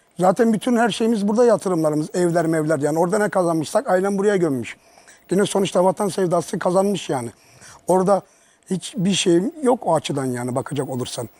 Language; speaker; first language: Turkish; early bilingual, heritage; Turkish